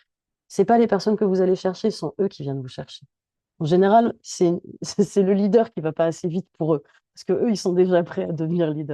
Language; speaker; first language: French; native; French